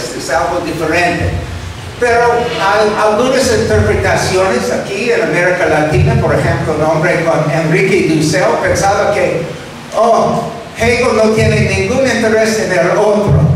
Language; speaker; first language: Spanish; non-native, fluent; English